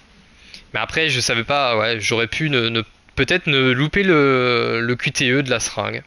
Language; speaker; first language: French; native; French